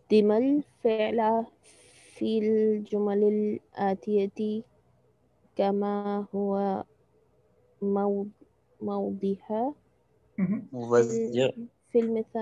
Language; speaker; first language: Arabic; non-native, learner; Urdu